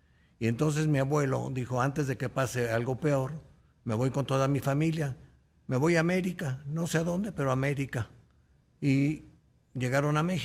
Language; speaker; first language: Spanish; native; Spanish